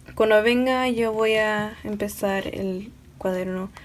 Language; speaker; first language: Spanish; early bilingual, other home language; English